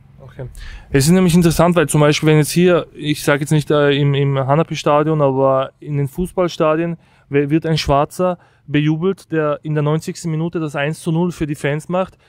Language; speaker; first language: German; native; German